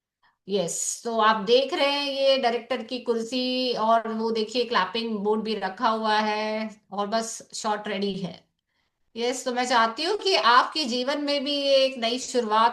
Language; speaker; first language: Hindi; native; Hindi